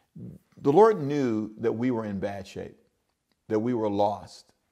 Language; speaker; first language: English; native; English